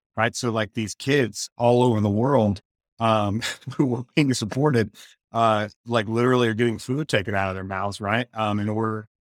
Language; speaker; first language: English; native; English